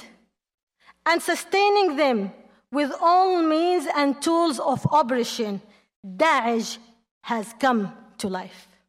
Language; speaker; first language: English; non-native, fluent; Arabic